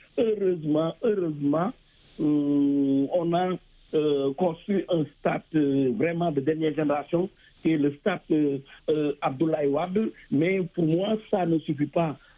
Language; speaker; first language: French; non-native, local second language; Wolof